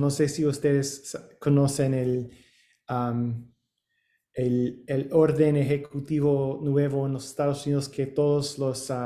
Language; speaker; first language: Spanish; non-native, learner; English